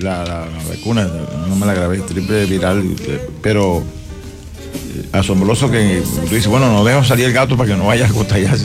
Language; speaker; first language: Spanish; native; Spanish